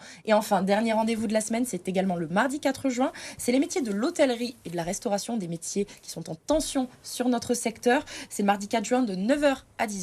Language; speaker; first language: French; native; French